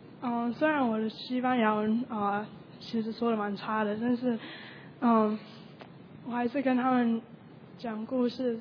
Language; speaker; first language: Chinese; early bilingual, heritage; Chinese